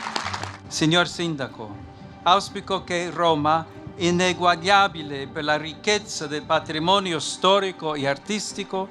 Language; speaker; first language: Italian; non-native, fluent; English